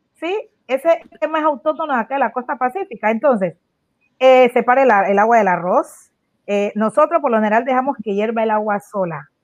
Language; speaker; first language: Spanish; native; Spanish